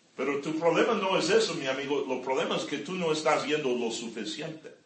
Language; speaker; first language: Spanish; non-native, fluent; English